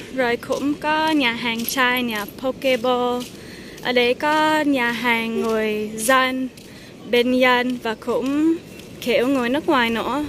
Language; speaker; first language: Vietnamese; native; Vietnamese